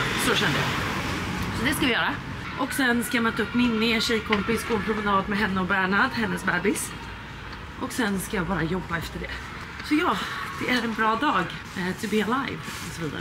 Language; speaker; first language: Swedish; native; Swedish